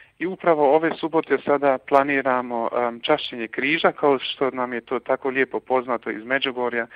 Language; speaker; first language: Croatian; early bilingual, heritage; Croatian